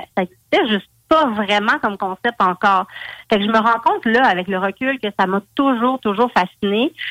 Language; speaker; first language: French; native; French